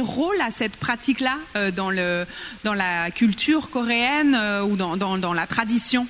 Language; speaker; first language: French; native; French